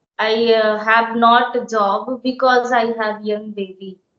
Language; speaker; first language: English; non-native, learner; Hindi